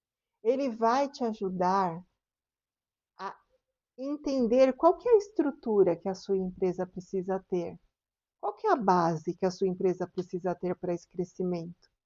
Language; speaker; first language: Portuguese; native; Portuguese